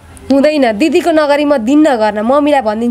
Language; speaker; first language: Nepali; native; Nepali